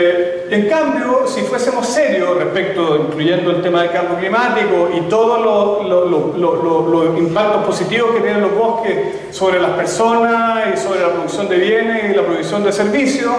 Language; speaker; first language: Spanish; native; Spanish